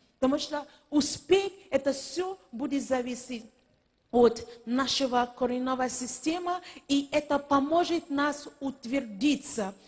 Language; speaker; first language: Russian; non-native, fluent; Yoruba